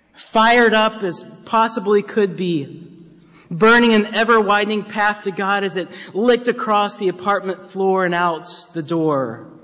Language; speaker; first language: English; native; English